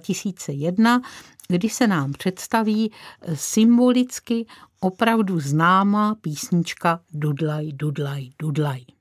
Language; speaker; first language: Czech; native; Czech